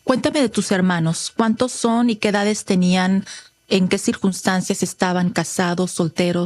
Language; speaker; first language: Spanish; native; Spanish